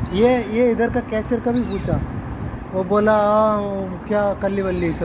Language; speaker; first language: Hindi; non-native, local second language; Malayalam